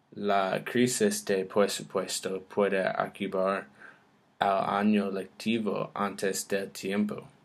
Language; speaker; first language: Spanish; non-native, learner; English